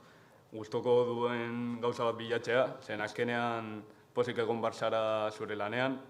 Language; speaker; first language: Basque; non-native, local second language; Spanish